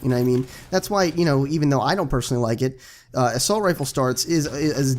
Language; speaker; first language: English; native; English